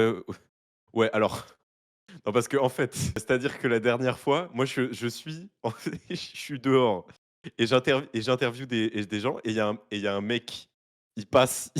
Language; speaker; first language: French; native; French